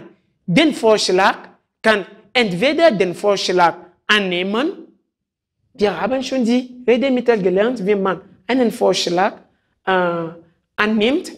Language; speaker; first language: German; non-native, fluent; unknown